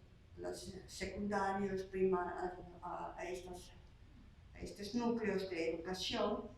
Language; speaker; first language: Spanish; non-native, fluent; Slovak